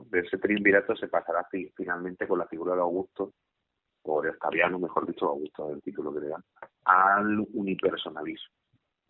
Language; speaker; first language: Spanish; native; Spanish